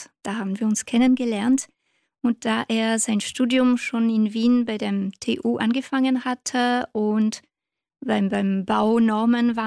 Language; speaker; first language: German; non-native, fluent; French